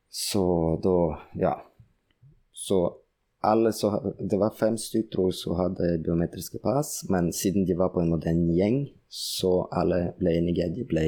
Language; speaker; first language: Norwegian; non-native, fluent; Russian